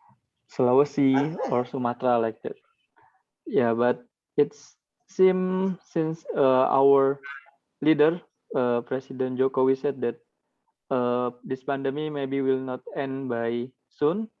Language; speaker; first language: English; non-native, learner; Indonesian